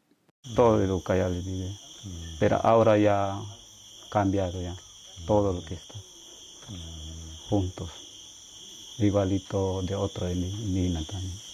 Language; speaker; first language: Spanish; non-native, local second language; Shipibo-Conibo